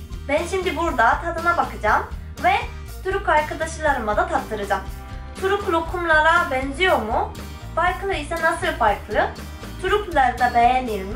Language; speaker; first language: Turkish; non-native, fluent; Korean